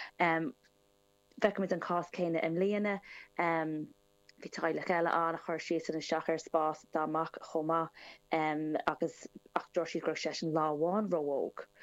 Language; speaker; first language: Irish; non-native, local second language; English